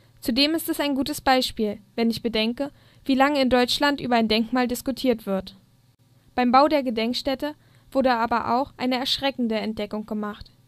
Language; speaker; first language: German; native; German